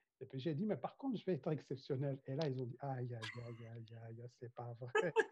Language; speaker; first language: French; non-native, fluent; Kinyarwanda